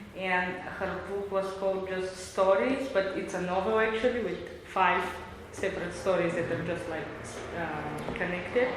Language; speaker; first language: English; non-native, fluent; Bulgarian